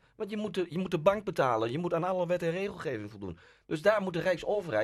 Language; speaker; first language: Dutch; native; Dutch